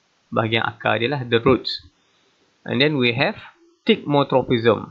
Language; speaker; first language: English; non-native, local second language; Malay